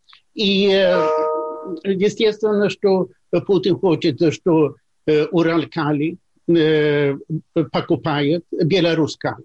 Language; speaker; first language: Russian; non-native, fluent; Swedish